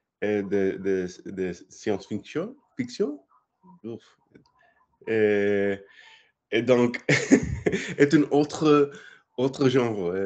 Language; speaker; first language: French; non-native, learner; English